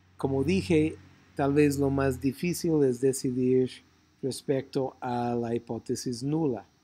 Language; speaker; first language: Spanish; non-native, fluent; English